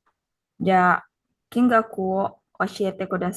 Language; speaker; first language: Japanese; non-native, learner; Indonesian